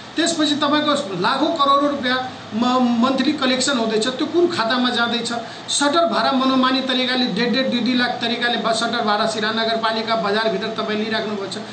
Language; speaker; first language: Nepali; non-native, local second language; Maithili